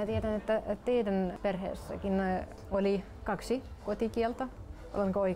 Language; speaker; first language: Finnish; non-native, local second language; Russian